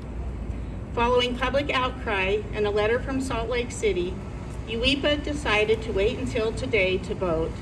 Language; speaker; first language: English; native; English